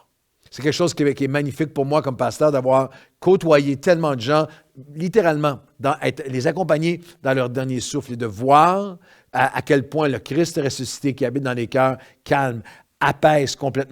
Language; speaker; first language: French; native; French